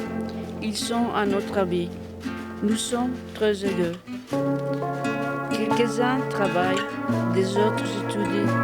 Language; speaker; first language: French; non-native, learner; Spanish